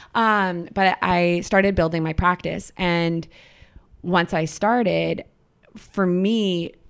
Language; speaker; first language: English; native; English